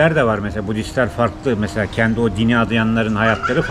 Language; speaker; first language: Turkish; native; Turkish